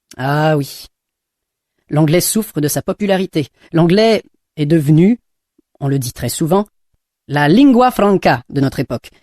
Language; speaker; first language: French; non-native, fluent; English